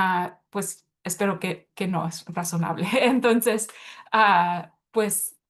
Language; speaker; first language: Spanish; early bilingual, heritage; Spanish